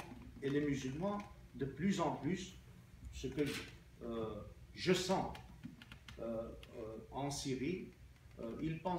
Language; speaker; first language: French; non-native, local second language; Armenian